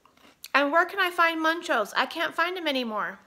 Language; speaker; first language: English; native; English